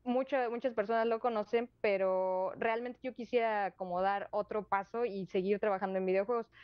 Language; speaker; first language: Spanish; native; Spanish